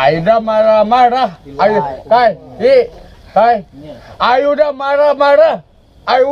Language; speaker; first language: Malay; non-native, local second language; Sundanese